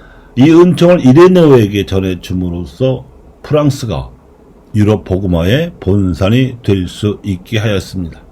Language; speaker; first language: Korean; native; Korean